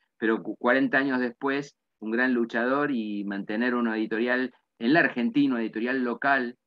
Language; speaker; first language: Spanish; native; Spanish